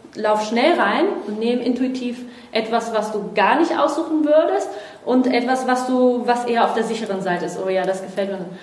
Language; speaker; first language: German; non-native, fluent; Portuguese